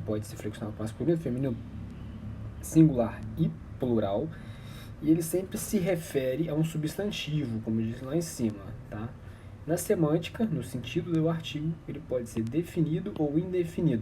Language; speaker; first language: Portuguese; native; Portuguese